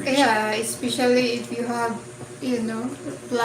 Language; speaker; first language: English; non-native, local second language; Filipino